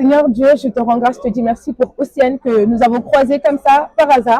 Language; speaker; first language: French; native; French